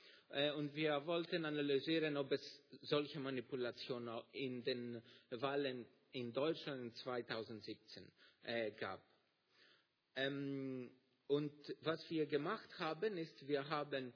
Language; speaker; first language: German; non-native, fluent; Greek